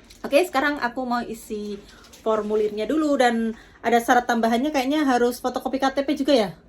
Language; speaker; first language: Indonesian; native; Indonesian